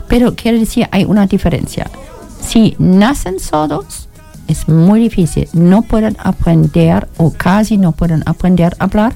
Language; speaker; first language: Spanish; non-native, learner; German